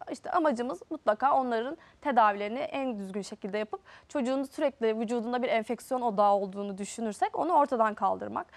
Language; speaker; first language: Turkish; native; Turkish